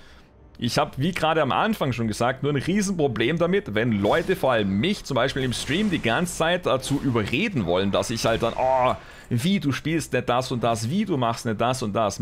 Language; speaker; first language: German; native; German